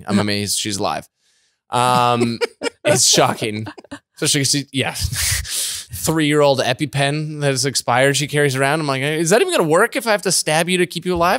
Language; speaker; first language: English; native; English